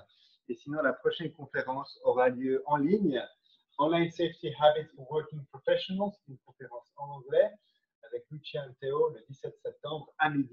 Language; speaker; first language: French; native; French